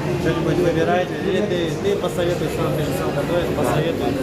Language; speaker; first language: Russian; non-native, fluent; Bangla